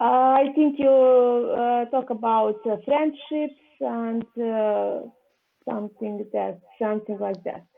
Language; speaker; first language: English; non-native, learner; Serbian